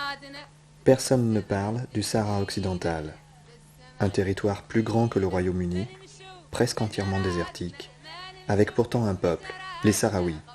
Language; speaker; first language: French; native; French